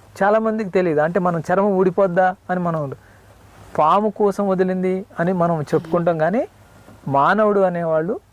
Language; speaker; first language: Telugu; non-native, local second language; Koya